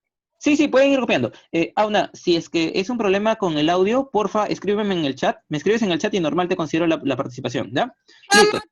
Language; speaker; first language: Spanish; native; Spanish